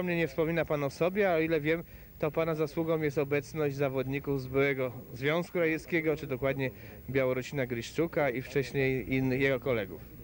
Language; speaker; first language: Polish; native; Polish